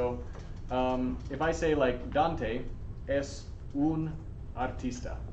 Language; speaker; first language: Spanish; non-native, fluent; English